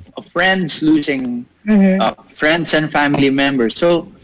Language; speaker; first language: English; non-native, local second language; Filipino